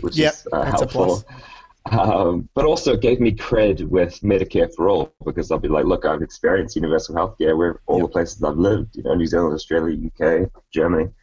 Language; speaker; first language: English; native; English